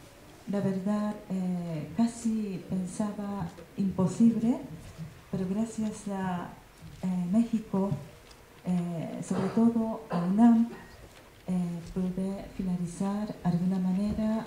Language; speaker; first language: Spanish; non-native, learner; Japanese